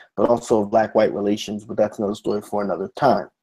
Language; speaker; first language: English; native; English